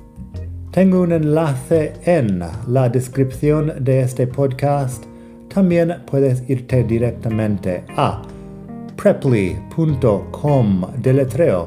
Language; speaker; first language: Spanish; non-native, fluent; English